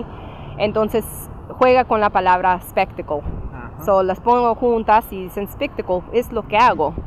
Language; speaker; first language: Spanish; early bilingual, heritage; English